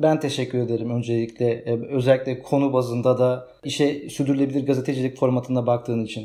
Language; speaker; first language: Turkish; native; Turkish